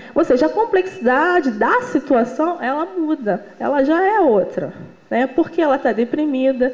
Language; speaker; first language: Portuguese; native; Portuguese